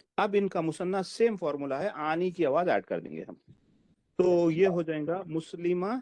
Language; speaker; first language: Urdu; native; Urdu